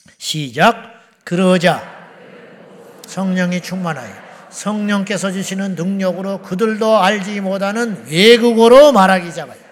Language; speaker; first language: Korean; native; Korean